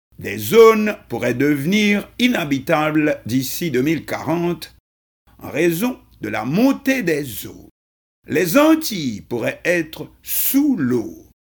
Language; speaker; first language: French; non-native, local second language; Haitian Creole